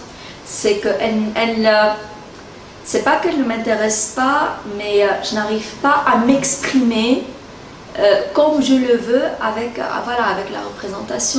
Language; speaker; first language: French; non-native, local second language; Arabic